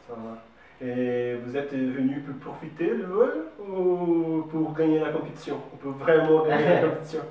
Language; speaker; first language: French; non-native, learner; Portuguese